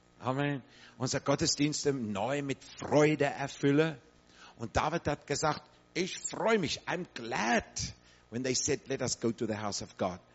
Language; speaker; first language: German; non-native, fluent; English